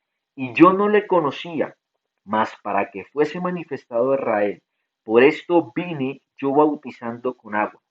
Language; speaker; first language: Spanish; native; Spanish